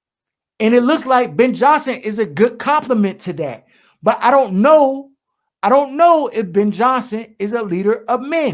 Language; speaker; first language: English; native; English